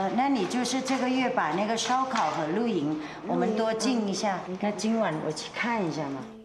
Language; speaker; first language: Chinese; non-native, fluent; Thai